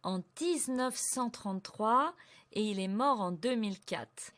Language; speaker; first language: French; native; French